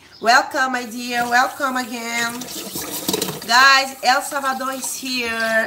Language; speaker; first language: English; non-native, learner; Portuguese